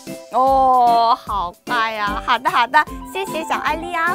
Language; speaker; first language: Chinese; non-native, fluent; Korean